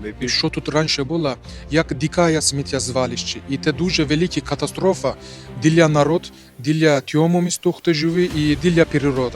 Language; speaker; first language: Ukrainian; non-native, learner; Turkish